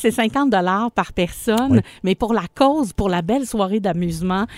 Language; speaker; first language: French; native; French